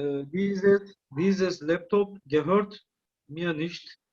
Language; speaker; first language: German; non-native, learner; Turkish